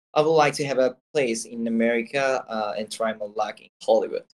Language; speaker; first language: English; non-native, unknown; Japanese